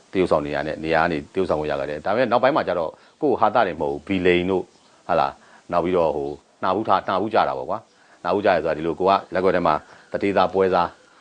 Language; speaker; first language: Burmese; native; Burmese